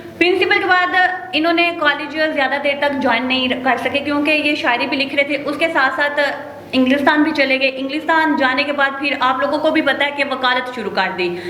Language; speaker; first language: Urdu; non-native, local second language; Punjabi